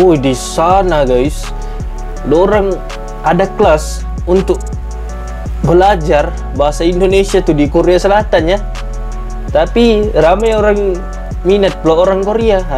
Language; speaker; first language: Malay; native; Malay